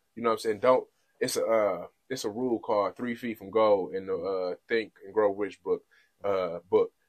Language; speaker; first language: English; native; English